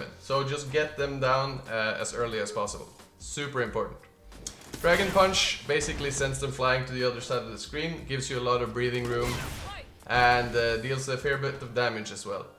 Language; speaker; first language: English; non-native, fluent; Norwegian